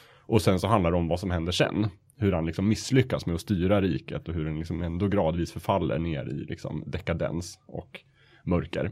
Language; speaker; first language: Swedish; native; Swedish